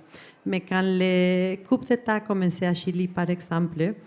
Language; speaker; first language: French; non-native, fluent; Spanish